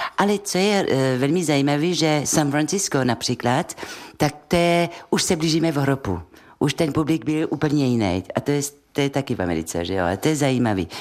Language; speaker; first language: Czech; non-native, fluent; French